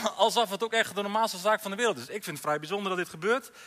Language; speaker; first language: Dutch; native; Dutch